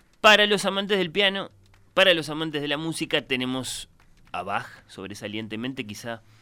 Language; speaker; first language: Spanish; native; Spanish